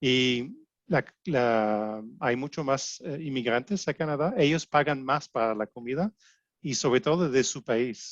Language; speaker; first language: Spanish; non-native, fluent; French